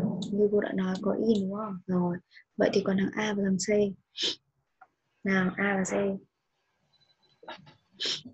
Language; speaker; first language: Vietnamese; native; Vietnamese